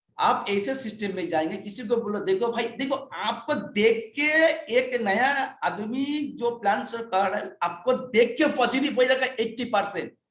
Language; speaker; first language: Hindi; non-native, local second language; Bangla